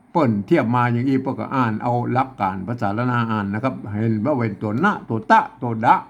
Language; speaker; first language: Thai; non-native, local second language; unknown